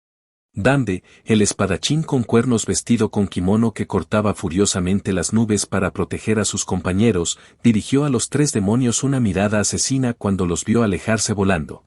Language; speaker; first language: Spanish; native; Spanish